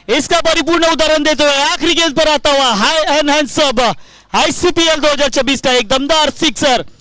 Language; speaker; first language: Hindi; non-native, local second language; Marathi